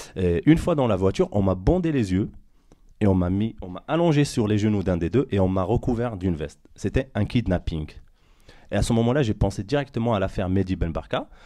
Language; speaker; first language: French; non-native, local second language; Arabic